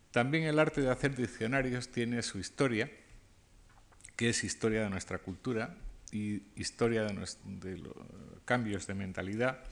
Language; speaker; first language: Spanish; native; Spanish